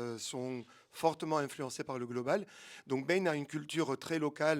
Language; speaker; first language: French; native; French